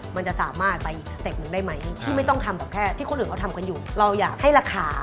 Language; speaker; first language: Thai; non-native, local second language; Lao